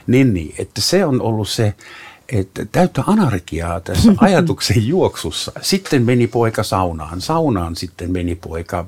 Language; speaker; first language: Finnish; non-native, fluent; German